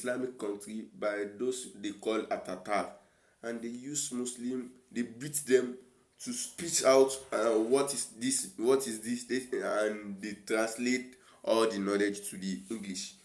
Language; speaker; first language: English; non-native, local second language; Yoruba